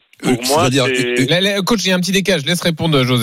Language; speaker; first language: French; native; French